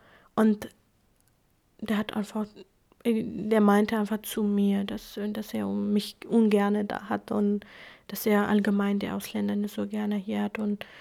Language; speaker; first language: German; non-native, fluent; Kurdish